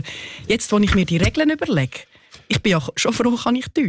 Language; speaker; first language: German; native; German